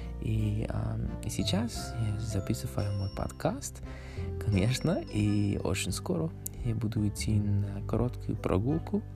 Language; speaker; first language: Russian; non-native, learner; English